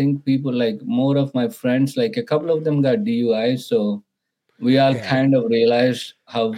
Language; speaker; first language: English; non-native, local second language; Telugu